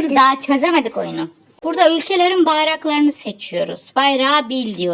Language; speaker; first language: Turkish; native; Turkish